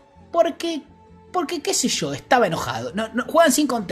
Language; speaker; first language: Spanish; native; Spanish